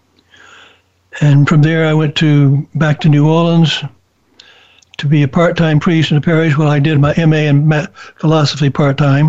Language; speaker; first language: English; native; English